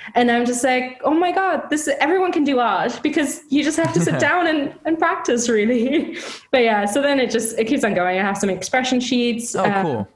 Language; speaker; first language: English; non-native, fluent; German